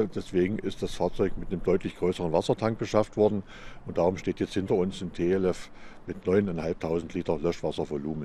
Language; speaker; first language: German; native; German